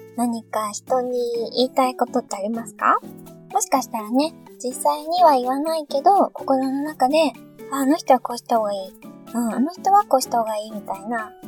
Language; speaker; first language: Japanese; native; Japanese